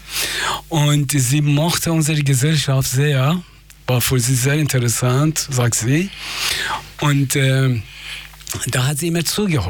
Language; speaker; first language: German; non-native, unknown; Persian